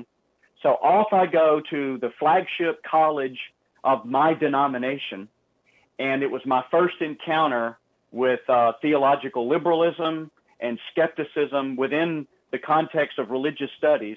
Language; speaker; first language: English; native; English